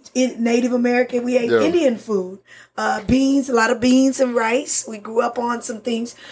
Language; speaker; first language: English; early bilingual, other home language; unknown